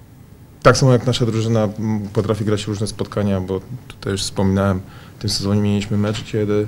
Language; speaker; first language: Polish; native; Polish